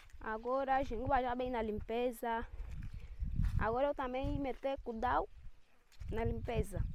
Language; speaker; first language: Portuguese; non-native, local second language; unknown